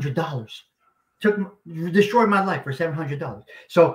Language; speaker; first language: English; native; English